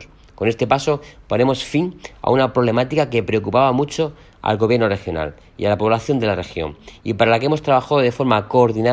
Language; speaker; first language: Spanish; native; Spanish